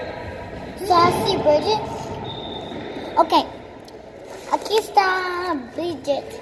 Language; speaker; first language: Spanish; early bilingual, heritage; Spanish